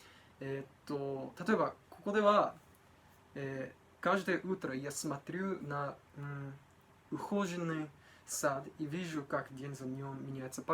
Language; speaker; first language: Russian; non-native, learner; Japanese